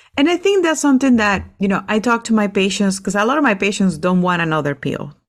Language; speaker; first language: English; non-native, fluent; Spanish